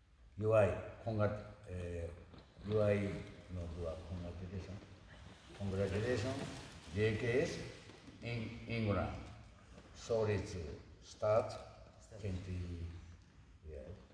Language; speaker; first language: English; non-native, learner; Japanese